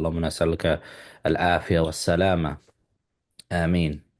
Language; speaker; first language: Arabic; non-native, fluent; English